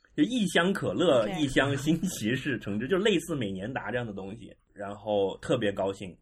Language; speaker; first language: Chinese; native; Chinese